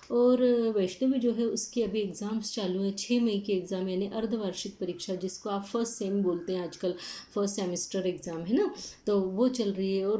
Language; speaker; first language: Hindi; non-native, local second language; Marathi